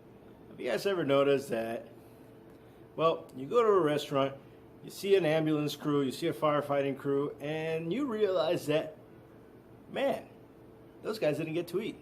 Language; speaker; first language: English; native; English